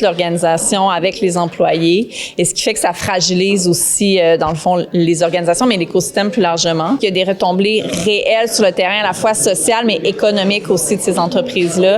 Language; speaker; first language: French; native; French